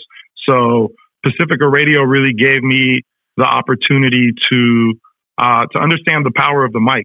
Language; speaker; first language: English; early bilingual, other home language; Spanish